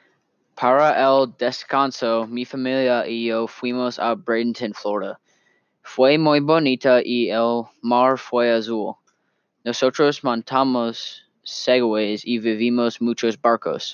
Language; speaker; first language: Spanish; non-native, learner; English